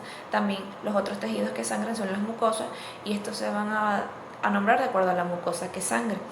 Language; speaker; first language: Spanish; native; Spanish